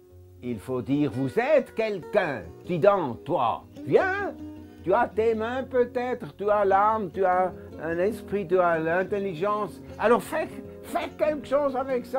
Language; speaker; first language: French; non-native, local second language; German